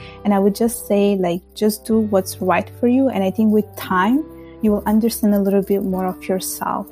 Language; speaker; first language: English; non-native, fluent; Bangla